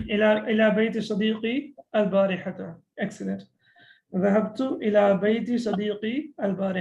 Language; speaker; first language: Arabic; non-native, fluent; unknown